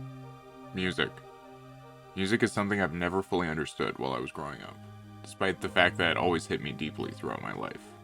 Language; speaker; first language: English; native; English